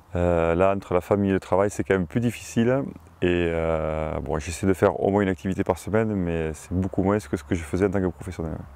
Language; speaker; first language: French; native; French